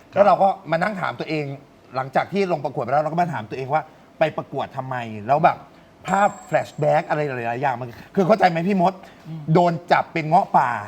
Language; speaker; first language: Thai; native; Thai